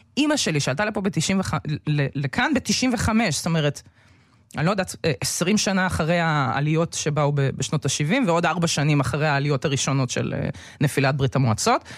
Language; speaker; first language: Hebrew; early bilingual, other home language; Russian